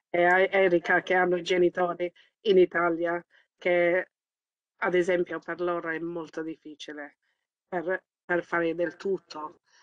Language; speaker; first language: Italian; early bilingual, heritage; English